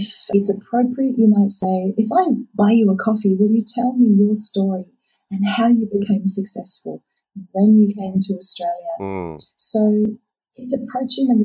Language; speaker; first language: English; native; English